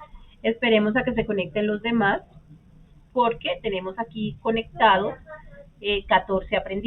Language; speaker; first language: Spanish; native; Spanish